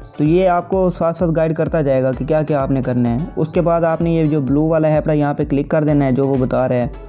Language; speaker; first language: Urdu; native; Urdu